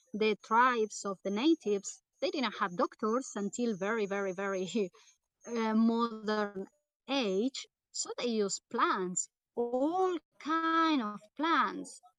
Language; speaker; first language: English; non-native, fluent; Portuguese